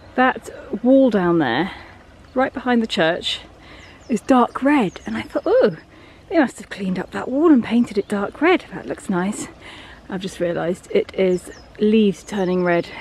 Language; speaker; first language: English; native; English